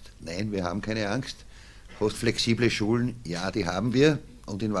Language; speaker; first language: German; native; German